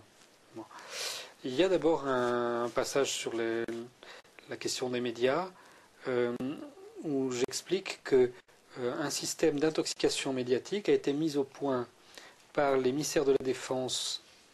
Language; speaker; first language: French; native; French